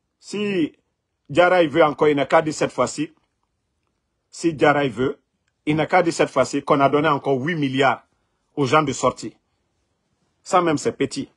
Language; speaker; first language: French; non-native, local second language; Mandingo